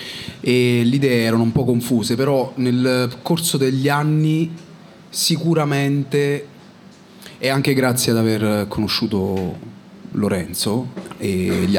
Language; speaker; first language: Italian; native; Italian